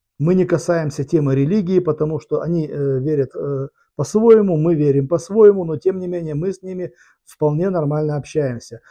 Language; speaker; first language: Russian; native; Russian